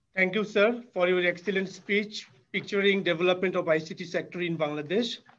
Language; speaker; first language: English; non-native, local second language; Bangla